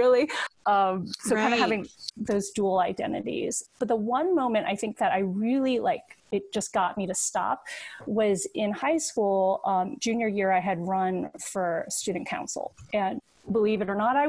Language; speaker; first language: English; early bilingual, other home language; Cantonese